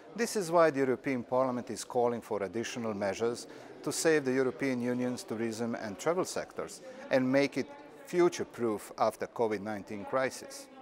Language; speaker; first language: English; non-native, fluent; Croatian